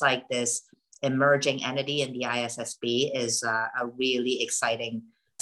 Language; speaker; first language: English; non-native, local second language; Cantonese